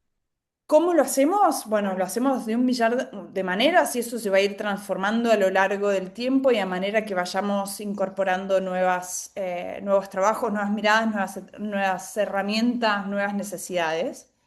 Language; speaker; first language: Spanish; native; Spanish